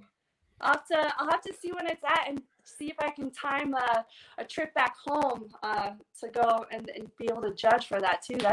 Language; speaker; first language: English; native; English